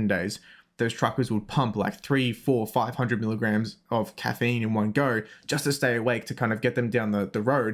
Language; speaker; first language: English; native; English